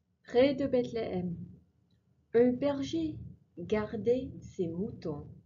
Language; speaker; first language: French; non-native, fluent; English